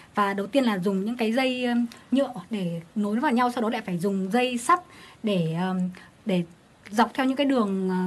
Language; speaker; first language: Vietnamese; native; Vietnamese